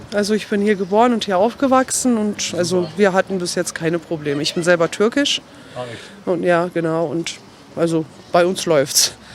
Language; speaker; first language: German; early bilingual, other home language; Turkish